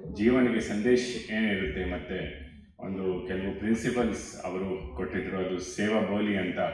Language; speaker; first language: Kannada; non-native, local second language; Lambadi